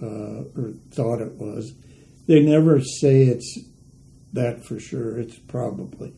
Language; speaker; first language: English; native; English